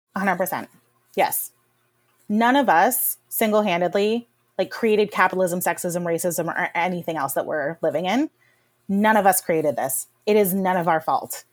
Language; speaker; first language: English; native; English